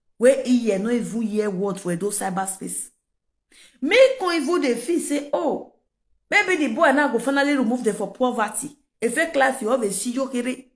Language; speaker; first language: Nigerian Pidgin; non-native, local second language; Yoruba